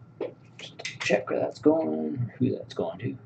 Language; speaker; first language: English; native; English